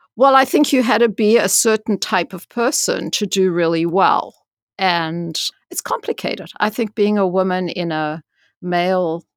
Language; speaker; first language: English; native; English